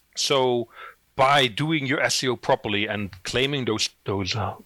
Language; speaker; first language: English; non-native, fluent; Dutch